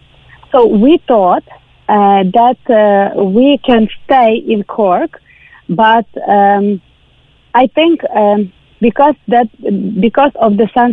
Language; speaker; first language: English; non-native, learner; Ukrainian